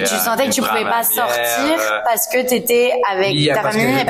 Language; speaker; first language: French; native; French